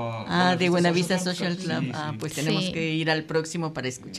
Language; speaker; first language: Spanish; native; Spanish